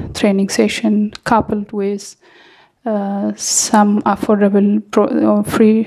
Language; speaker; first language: English; non-native, fluent; Amharic